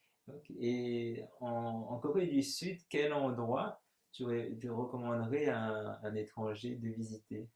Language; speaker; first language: French; native; French